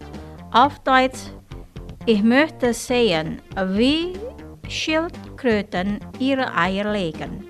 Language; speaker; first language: German; non-native, fluent; Indonesian